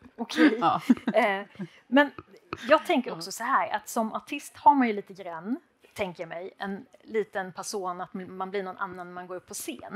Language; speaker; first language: Swedish; native; Swedish